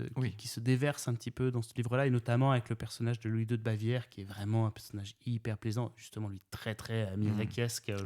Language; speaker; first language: French; native; French